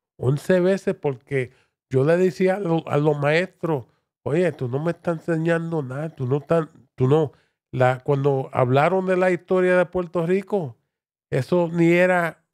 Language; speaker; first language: Spanish; early bilingual, heritage; Spanish